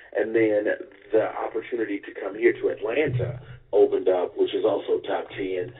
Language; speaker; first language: English; native; English